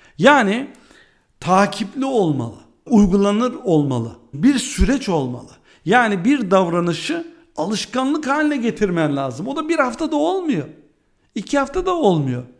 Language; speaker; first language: Turkish; early bilingual, heritage; Turkish